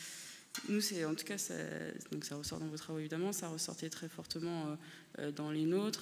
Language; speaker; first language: French; native; French